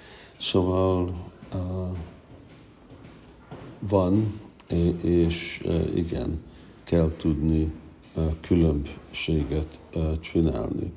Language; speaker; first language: Hungarian; early bilingual, heritage; Hungarian